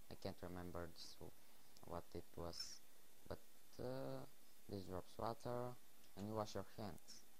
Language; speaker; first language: English; non-native, learner; Bulgarian